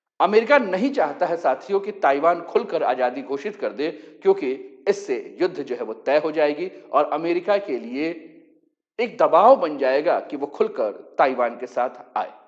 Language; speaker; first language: Hindi; native; Hindi